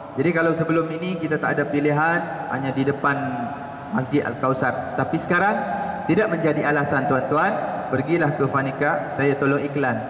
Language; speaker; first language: Malay; native; Malay